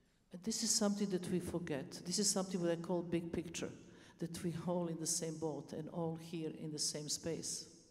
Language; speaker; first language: English; non-native, fluent; Serbian